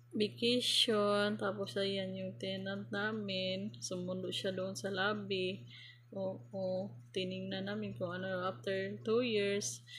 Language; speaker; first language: Filipino; non-native, local second language; Cebuano